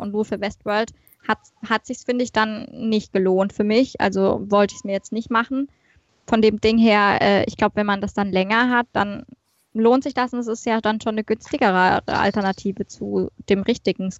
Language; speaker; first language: German; native; German